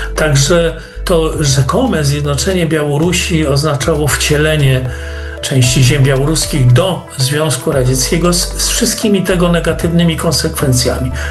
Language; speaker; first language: Polish; native; Polish